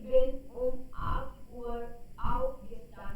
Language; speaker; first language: German; non-native, learner; Hindi